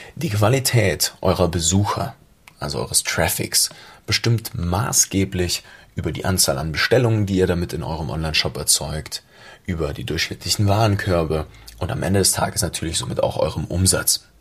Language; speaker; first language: German; native; German